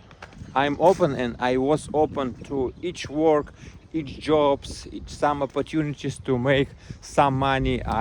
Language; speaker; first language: English; non-native, learner; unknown